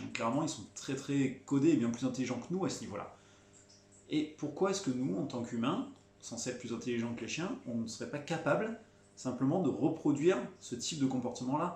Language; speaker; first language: French; native; French